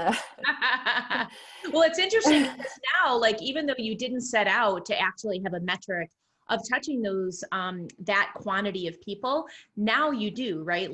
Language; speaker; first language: English; native; English